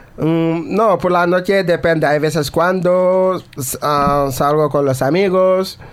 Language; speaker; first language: Spanish; non-native, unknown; Wolof